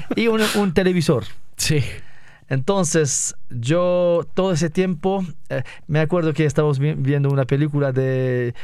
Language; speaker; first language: Spanish; non-native, fluent; Arabic